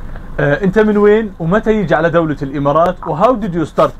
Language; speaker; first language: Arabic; native; Arabic